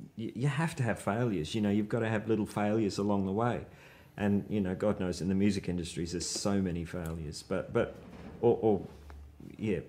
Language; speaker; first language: English; native; English